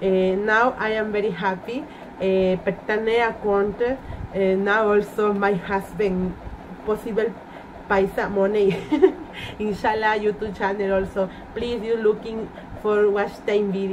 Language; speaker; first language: English; non-native, learner; Spanish